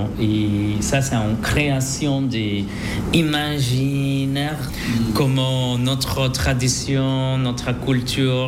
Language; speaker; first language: French; non-native, learner; Spanish